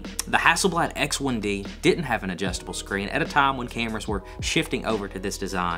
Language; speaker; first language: English; native; English